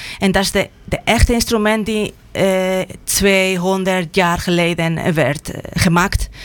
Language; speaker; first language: Dutch; non-native, fluent; Spanish